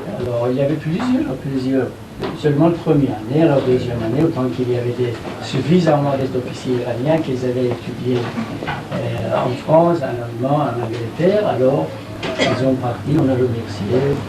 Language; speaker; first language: French; non-native, fluent; Persian